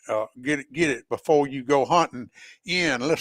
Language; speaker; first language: English; native; English